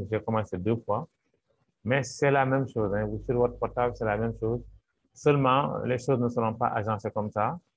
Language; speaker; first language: French; non-native, local second language; Wolof